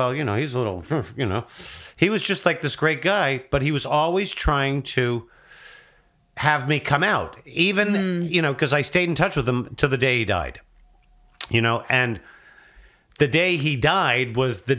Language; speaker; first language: English; native; English